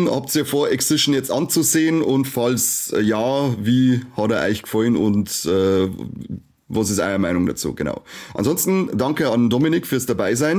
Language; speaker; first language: German; native; German